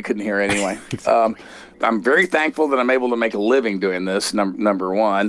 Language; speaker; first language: English; native; English